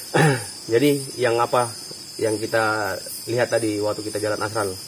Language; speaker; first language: Indonesian; native; Indonesian